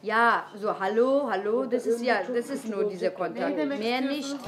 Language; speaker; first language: German; non-native, fluent; Turkish